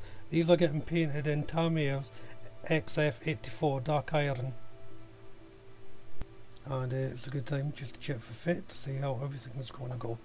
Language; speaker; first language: English; native; English